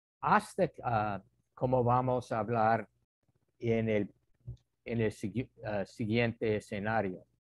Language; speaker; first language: Spanish; non-native, fluent; English